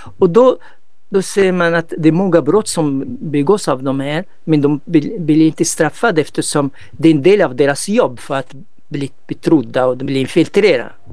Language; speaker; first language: Swedish; non-native, fluent; Arabic